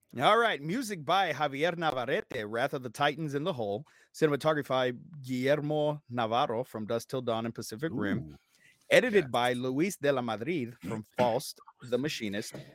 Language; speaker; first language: English; native; English